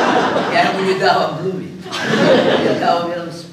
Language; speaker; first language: Czech; non-native, learner; Russian